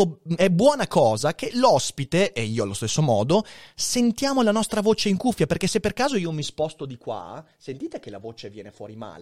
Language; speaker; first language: Italian; native; Italian